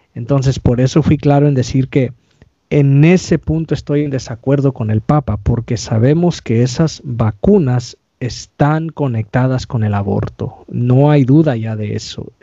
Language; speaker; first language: Spanish; native; Spanish